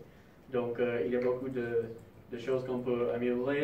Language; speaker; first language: French; non-native, fluent; English